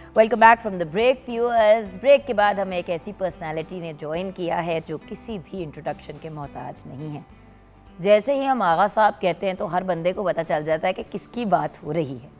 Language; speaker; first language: Urdu; native; Urdu